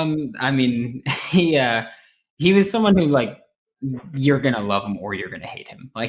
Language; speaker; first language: English; native; English